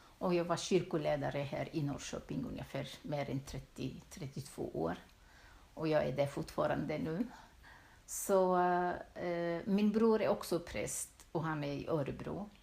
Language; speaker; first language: Swedish; non-native, fluent; Turoyo